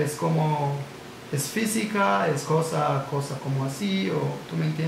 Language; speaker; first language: Spanish; non-native, learner; English